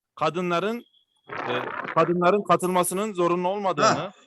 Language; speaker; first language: Turkish; native; Turkish